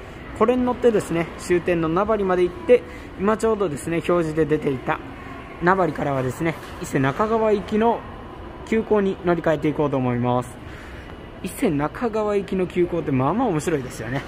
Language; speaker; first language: Japanese; native; Japanese